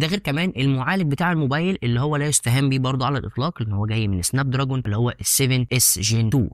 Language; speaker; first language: Arabic; native; Arabic